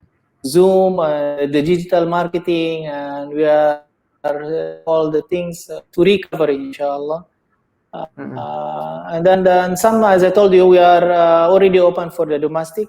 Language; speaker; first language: English; non-native, learner; Indonesian